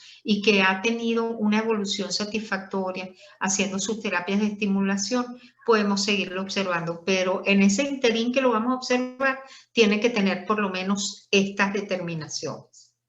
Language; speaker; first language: Spanish; native; Spanish